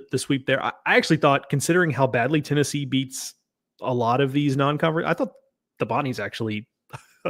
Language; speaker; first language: English; native; English